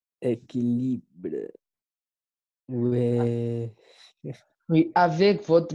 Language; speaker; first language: French; non-native, learner; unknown